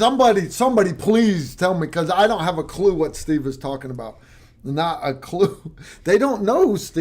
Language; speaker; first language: English; native; English